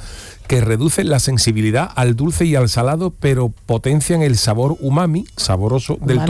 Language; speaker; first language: Spanish; native; Spanish